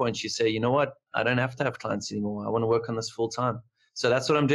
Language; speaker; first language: English; native; English